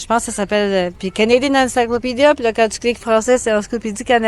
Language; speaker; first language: French; native; French